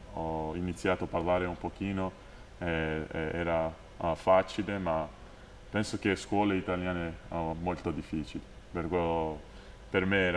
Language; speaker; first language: Italian; non-native, learner; Georgian